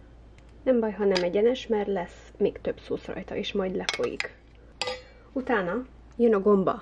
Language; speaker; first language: Hungarian; early bilingual, heritage; Hungarian